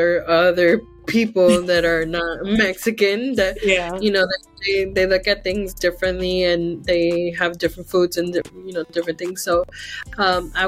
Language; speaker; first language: English; early bilingual, other home language; Spanish